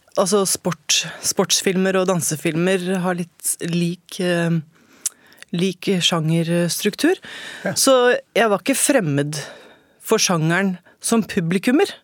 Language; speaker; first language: Norwegian; native; Norwegian